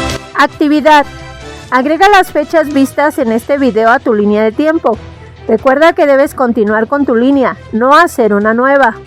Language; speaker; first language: Spanish; native; Spanish